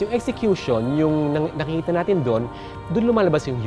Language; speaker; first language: Filipino; native; Filipino